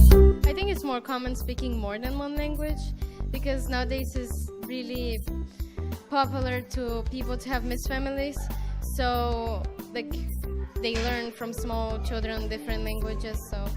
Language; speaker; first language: English; non-native, fluent; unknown